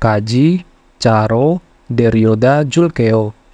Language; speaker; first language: Korean; non-native, fluent; Indonesian